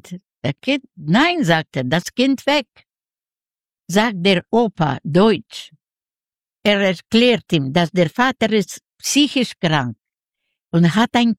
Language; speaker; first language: German; non-native, learner; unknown